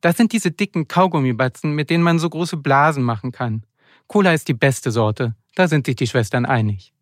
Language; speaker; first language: German; native; German